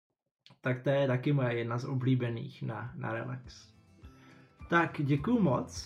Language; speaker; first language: Czech; non-native, fluent; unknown